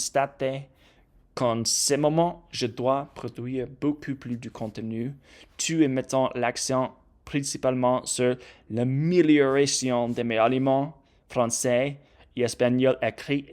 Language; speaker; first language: French; non-native, learner; English